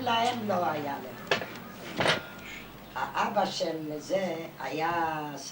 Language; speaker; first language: Hebrew; non-native, fluent; Yiddish